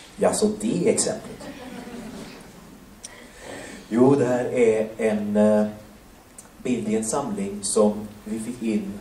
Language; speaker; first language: Swedish; native; Swedish